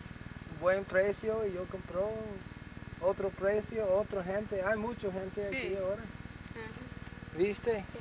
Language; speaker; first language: Spanish; non-native, learner; English